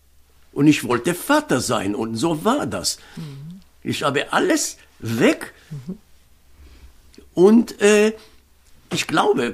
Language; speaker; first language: German; non-native, fluent; Hebrew